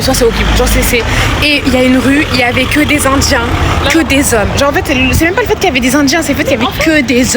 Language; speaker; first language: French; native; French